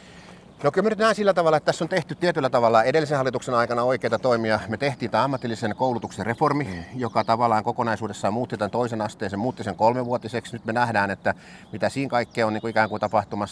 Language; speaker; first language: Finnish; native; Finnish